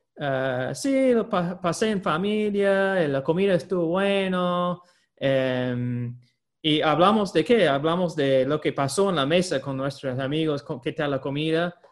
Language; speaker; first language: Spanish; non-native, fluent; English